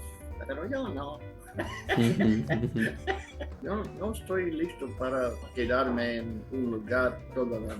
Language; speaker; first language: Spanish; non-native, fluent; English